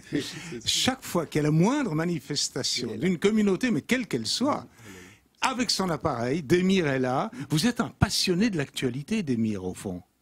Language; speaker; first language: French; native; French